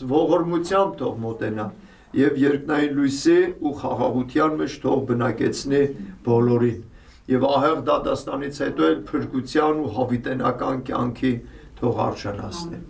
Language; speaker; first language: Armenian; native; Armenian